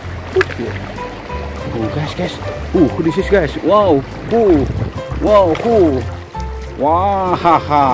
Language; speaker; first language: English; non-native, learner; Indonesian